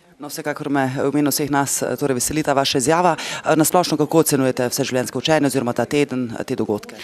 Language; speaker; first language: Slovenian; native; Slovenian